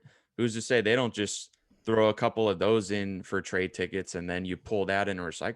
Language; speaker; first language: English; native; English